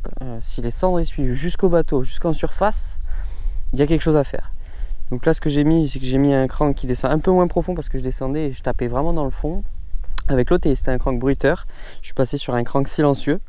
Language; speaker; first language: French; native; French